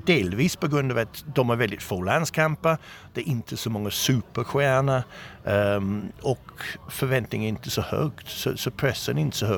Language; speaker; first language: Swedish; non-native, fluent; English